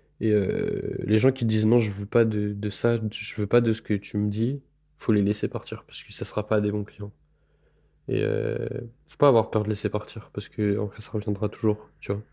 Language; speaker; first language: French; native; French